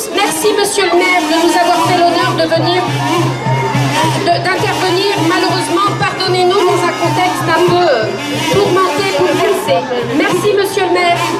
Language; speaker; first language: French; native; French